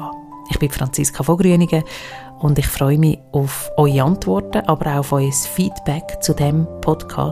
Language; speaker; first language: German; native; German